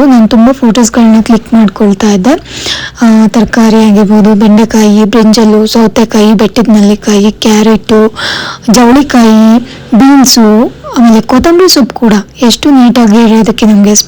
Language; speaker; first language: Kannada; native; Kannada